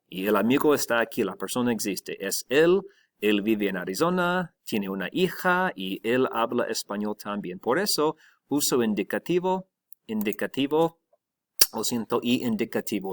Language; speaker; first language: Spanish; non-native, fluent; English